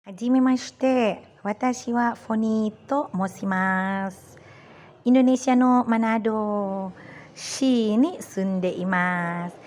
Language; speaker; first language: Japanese; non-native, learner; Indonesian